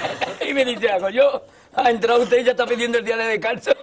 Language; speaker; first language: Spanish; native; Spanish